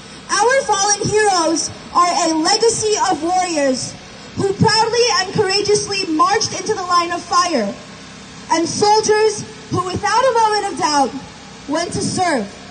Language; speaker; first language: English; early bilingual, other home language; Armenian